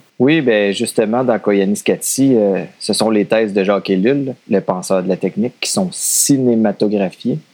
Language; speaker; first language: French; native; French